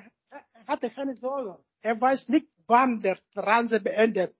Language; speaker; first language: German; non-native, learner; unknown